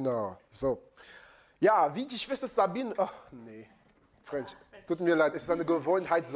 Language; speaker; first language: German; non-native, fluent; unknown